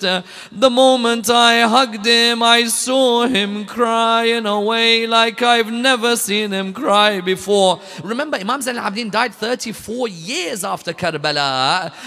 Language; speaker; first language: English; native; English